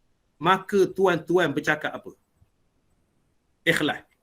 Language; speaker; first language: Malay; native; Malay